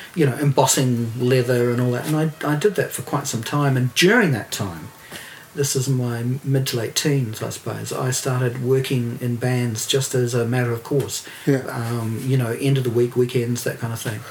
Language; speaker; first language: English; native; English